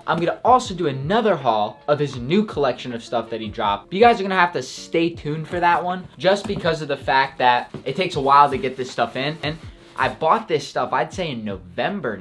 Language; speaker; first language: English; native; English